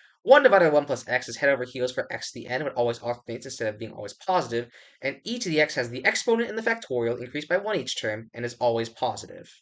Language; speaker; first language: English; native; English